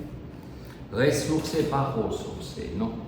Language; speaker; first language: French; non-native, learner; German